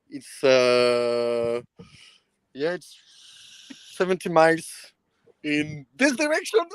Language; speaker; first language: English; non-native, learner; French